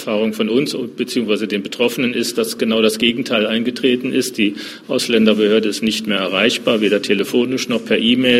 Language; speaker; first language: German; native; German